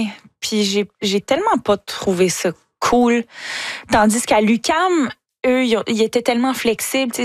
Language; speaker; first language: French; native; French